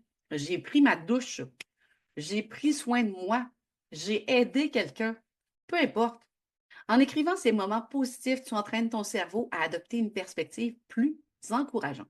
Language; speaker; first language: French; native; French